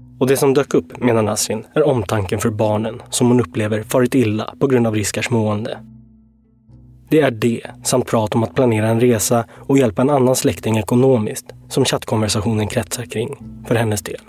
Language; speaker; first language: Swedish; native; Swedish